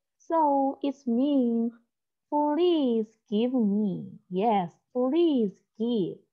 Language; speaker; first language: English; non-native, learner; Korean